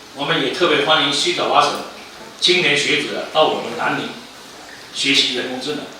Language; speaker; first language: Chinese; native; Chinese